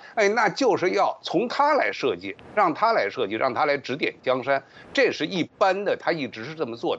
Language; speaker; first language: Chinese; native; Chinese